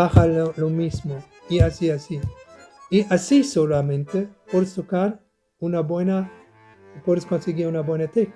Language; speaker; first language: Spanish; non-native, learner; German